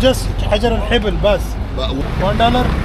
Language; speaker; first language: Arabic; non-native, learner; Urdu